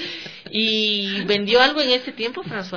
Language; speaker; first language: Spanish; native; Spanish